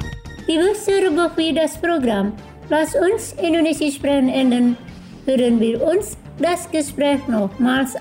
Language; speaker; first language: German; non-native, fluent; Indonesian